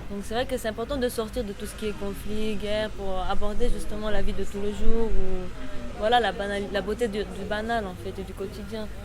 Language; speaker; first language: French; non-native, local second language; Arabic